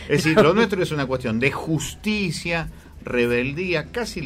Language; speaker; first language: Spanish; native; Spanish